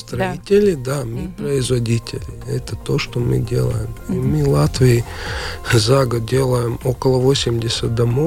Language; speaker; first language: Russian; non-native, local second language; Latvian